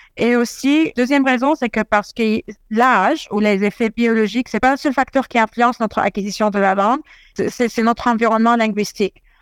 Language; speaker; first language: French; non-native, fluent; Arabic